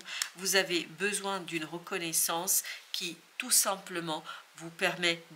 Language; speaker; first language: French; native; French